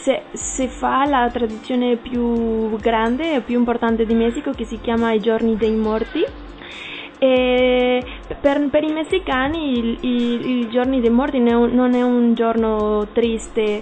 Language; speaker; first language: Italian; non-native, learner; Spanish